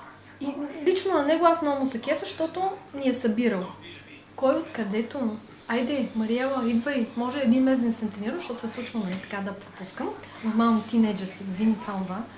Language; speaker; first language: Bulgarian; native; Bulgarian